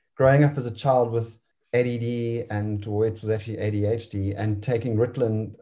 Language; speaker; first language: English; native; English